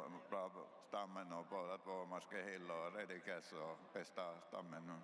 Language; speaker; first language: Swedish; non-native, learner; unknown